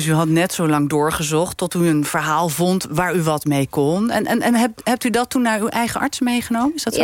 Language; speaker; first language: Dutch; native; Dutch